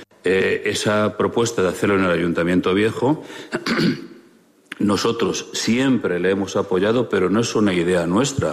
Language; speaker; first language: Spanish; native; Spanish